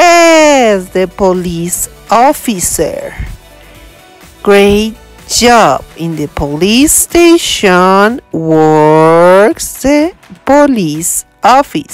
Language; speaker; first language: English; non-native, learner; Spanish